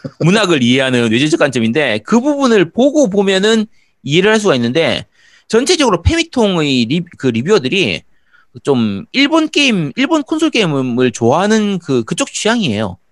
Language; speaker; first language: Korean; native; Korean